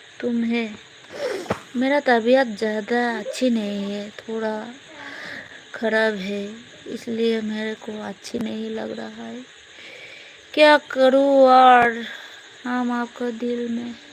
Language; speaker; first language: Hindi; non-native, local second language; Bangla